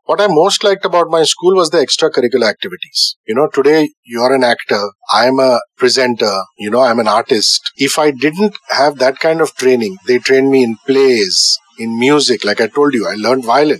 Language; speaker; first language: English; non-native, local second language; Tamil